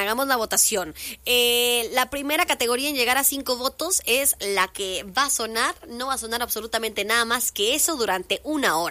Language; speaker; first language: Spanish; native; Spanish